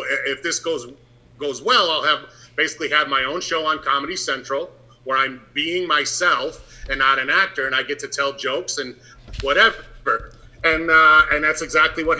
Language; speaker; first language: English; native; English